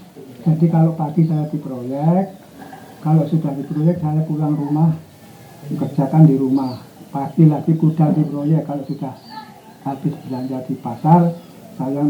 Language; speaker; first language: Indonesian; non-native, local second language; Javanese